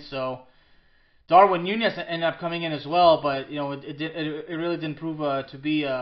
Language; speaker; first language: English; early bilingual, other home language; French